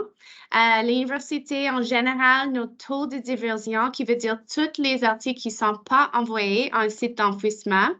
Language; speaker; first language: French; non-native, local second language; English